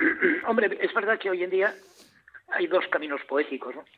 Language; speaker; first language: Spanish; native; Spanish